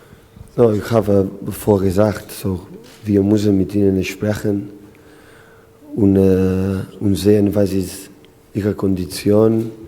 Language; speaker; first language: German; non-native, learner; Spanish